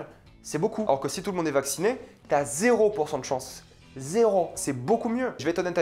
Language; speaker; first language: French; native; French